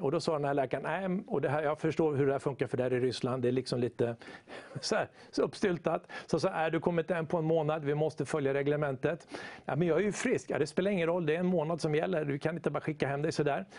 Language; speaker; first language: Swedish; native; Swedish